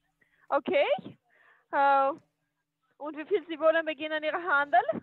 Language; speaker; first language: German; non-native, learner; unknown